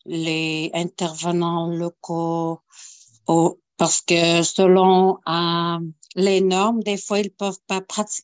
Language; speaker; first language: French; non-native, local second language; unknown